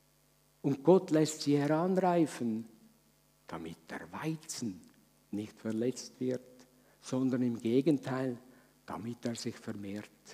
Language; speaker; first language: German; native; German